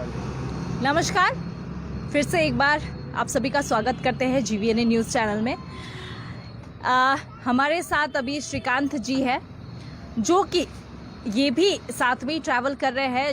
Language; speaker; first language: Hindi; native; Hindi